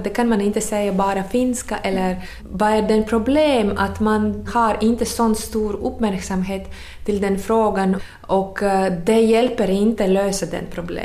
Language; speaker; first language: Swedish; non-native, fluent; Latvian